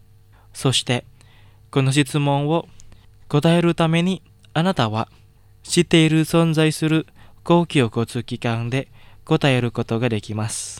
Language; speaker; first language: Japanese; non-native, fluent; Indonesian